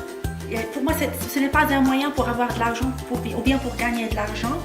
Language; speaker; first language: French; non-native, local second language; Arabic